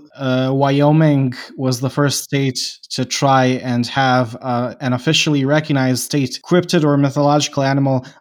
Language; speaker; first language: English; non-native, fluent; Bosnian